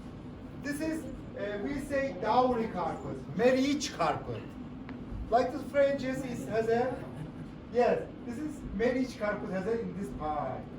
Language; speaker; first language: English; non-native, learner; Turkish